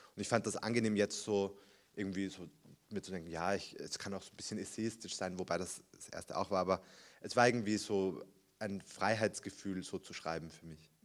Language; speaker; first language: German; early bilingual, other home language; Spanish